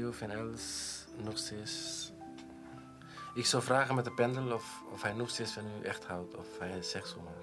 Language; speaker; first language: Dutch; non-native, learner; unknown